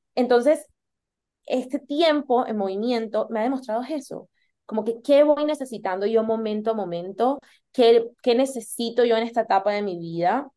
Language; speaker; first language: Spanish; native; Spanish